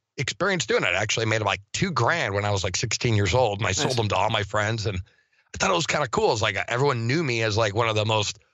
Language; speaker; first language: English; native; English